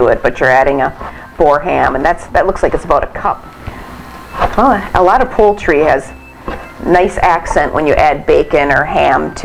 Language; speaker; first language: English; native; English